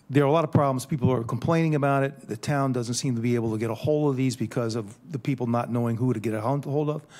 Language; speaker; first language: English; native; English